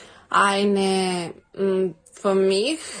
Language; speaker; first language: German; non-native, learner; Serbian